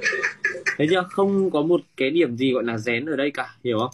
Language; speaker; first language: Vietnamese; native; Vietnamese